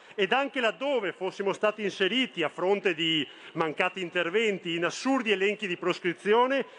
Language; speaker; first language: Italian; native; Italian